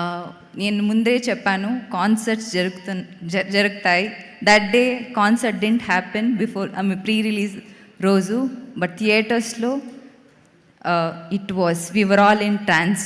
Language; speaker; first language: Telugu; non-native, learner; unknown